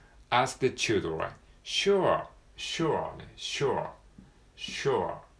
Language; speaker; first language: English; non-native, learner; Japanese